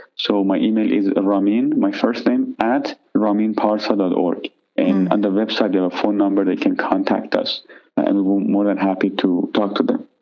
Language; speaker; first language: English; non-native, fluent; Persian